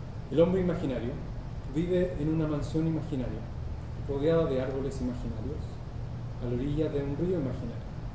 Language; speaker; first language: Spanish; early bilingual, heritage; Spanish